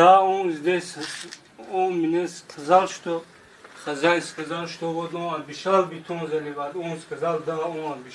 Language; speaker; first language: Russian; non-native, learner; Tajik